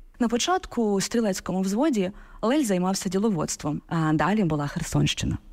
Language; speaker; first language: Ukrainian; native; Ukrainian